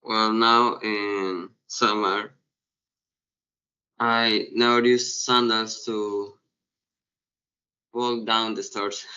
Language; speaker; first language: English; non-native, learner; Spanish